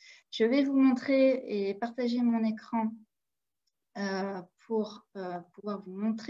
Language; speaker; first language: French; native; French